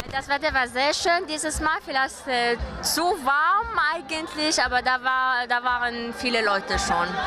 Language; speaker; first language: German; non-native, fluent; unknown